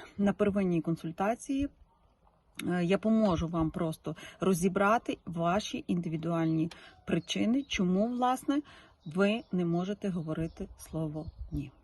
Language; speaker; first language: Ukrainian; non-native, local second language; Russian